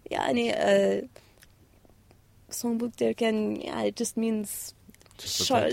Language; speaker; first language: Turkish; non-native, learner; English